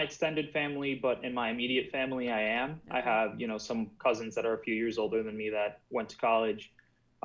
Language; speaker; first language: English; native; English